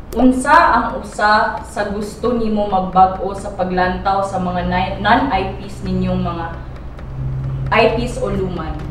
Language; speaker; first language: Cebuano; native; Cebuano